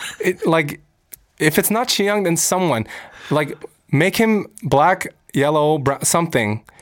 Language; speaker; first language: English; early bilingual, other home language; Korean